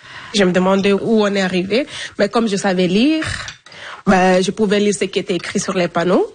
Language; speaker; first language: French; non-native, local second language; Fula